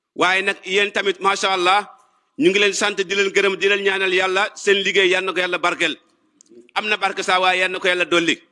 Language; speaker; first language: Wolof; native; Wolof